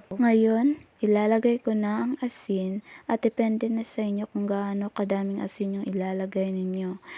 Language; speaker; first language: Filipino; non-native, local second language; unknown